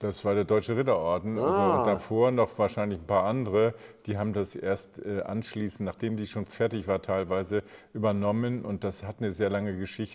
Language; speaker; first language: German; native; German